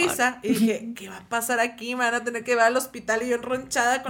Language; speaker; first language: Spanish; native; Spanish